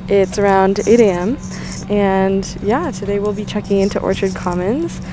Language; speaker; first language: English; native; English